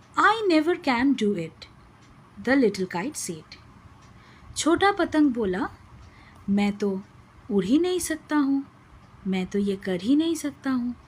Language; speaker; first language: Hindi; non-native, local second language; Bangla